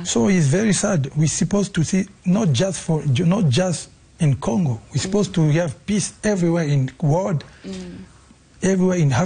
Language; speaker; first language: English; non-native, learner; French